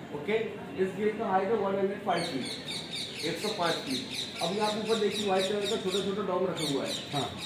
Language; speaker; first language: Hindi; native; Hindi